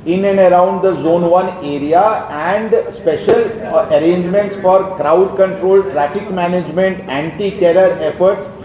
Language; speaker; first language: English; non-native, local second language; Marathi